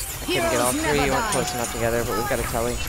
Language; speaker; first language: English; native; English